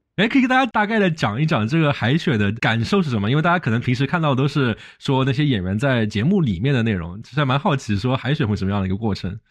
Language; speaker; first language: Chinese; native; Chinese